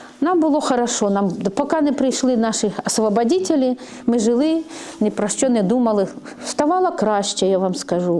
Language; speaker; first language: Ukrainian; native; Ukrainian